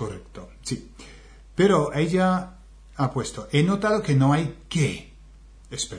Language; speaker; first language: Spanish; non-native, fluent; English